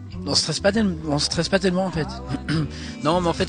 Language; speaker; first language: French; early bilingual, other home language; English